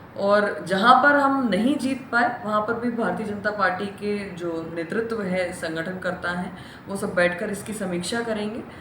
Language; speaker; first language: Hindi; native; Hindi